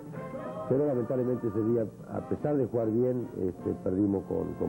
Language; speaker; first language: Spanish; native; Spanish